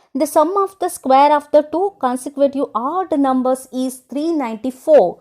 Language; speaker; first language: English; non-native, local second language; Kannada